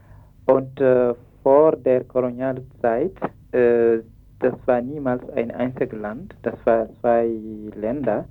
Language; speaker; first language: German; non-native, fluent; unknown